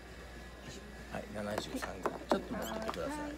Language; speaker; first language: Japanese; native; Japanese